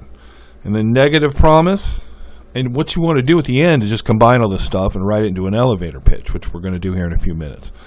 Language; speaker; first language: English; native; English